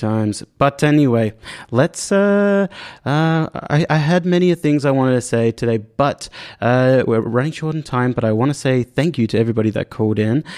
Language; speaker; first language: English; native; English